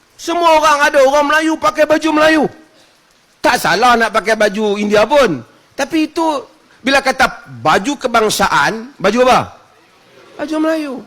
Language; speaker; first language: Malay; native; Malay